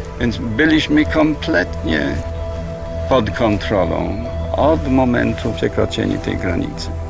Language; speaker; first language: Polish; non-native, fluent; English